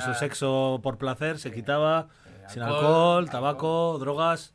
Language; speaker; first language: Spanish; native; Spanish